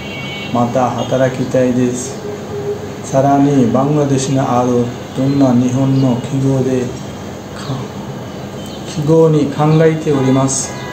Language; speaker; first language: Japanese; non-native, learner; Bangla